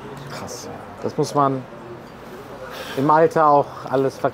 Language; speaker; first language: German; native; German